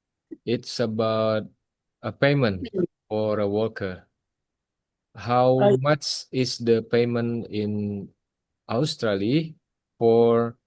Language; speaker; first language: English; non-native, fluent; Indonesian